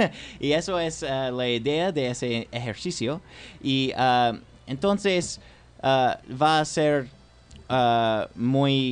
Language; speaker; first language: Spanish; non-native, learner; English